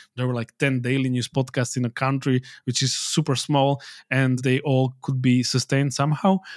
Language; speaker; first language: English; non-native, fluent; Slovak